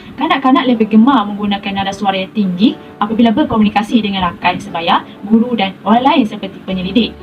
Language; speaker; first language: Malay; native; Malay